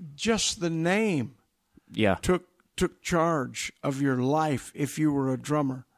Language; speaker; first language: English; native; English